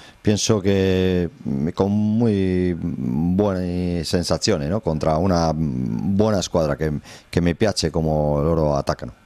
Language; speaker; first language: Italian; non-native, learner; Spanish